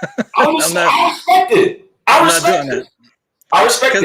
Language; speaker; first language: English; native; English